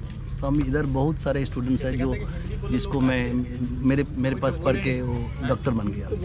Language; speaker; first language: Hindi; non-native, local second language; Bangla